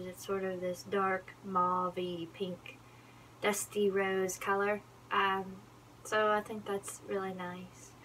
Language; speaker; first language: English; native; English